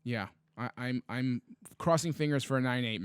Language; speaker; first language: English; native; English